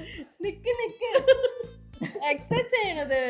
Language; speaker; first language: Malayalam; non-native, learner; Tamil